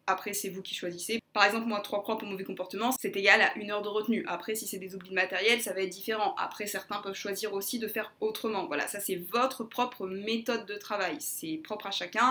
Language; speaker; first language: French; native; French